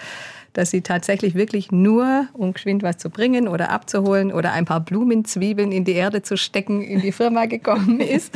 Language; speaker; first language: German; native; German